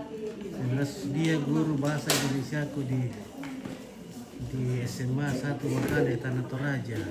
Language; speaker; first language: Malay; non-native, local second language; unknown